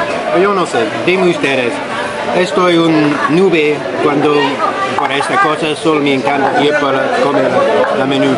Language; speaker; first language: Spanish; non-native, learner; English